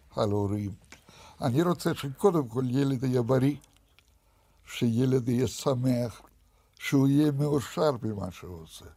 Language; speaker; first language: Hebrew; non-native, fluent; Russian